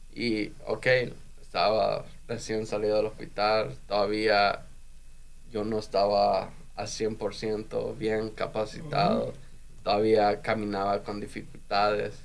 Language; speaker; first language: Spanish; native; Spanish